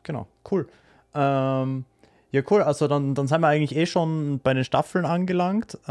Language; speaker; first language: German; native; German